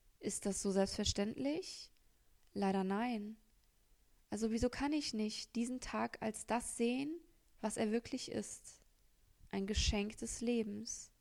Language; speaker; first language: German; native; German